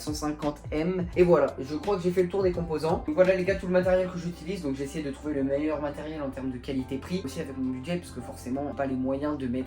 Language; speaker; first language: French; native; French